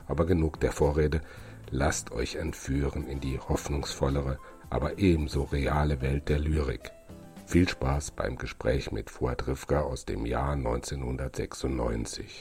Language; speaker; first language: German; native; German